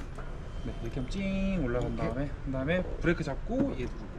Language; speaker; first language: Korean; native; Korean